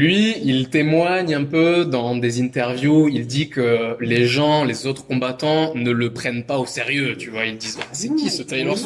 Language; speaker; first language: French; native; French